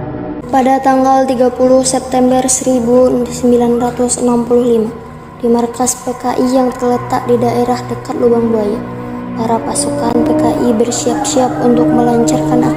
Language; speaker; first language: Indonesian; native; Indonesian